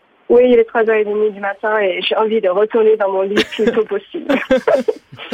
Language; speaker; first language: French; non-native, fluent; Chinese